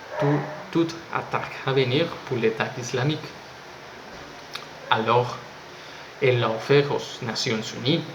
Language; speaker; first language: French; non-native, learner; Spanish